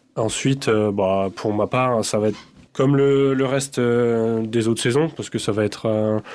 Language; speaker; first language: French; native; French